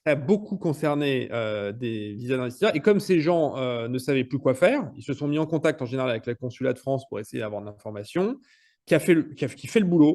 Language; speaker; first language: French; native; French